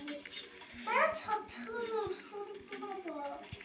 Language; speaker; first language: Turkish; non-native, learner; Azerbaijani